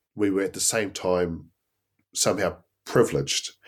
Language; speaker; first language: English; native; English